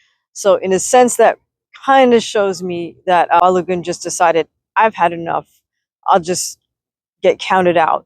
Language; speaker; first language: English; native; English